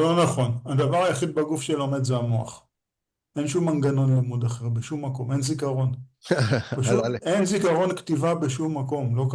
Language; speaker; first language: Hebrew; native; Hebrew